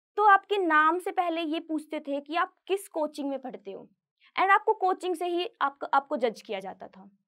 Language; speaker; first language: Hindi; native; Hindi